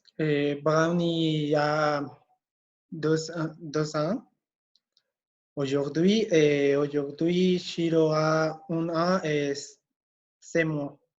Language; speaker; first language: French; non-native, learner; Spanish